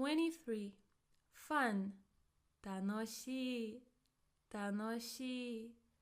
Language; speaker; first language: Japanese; non-native, fluent; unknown